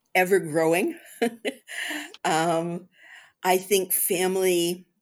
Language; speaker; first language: English; native; English